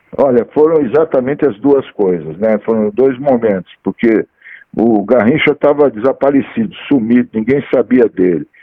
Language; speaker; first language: Portuguese; native; Portuguese